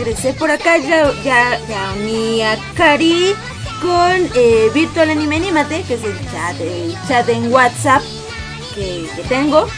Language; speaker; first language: Spanish; native; Spanish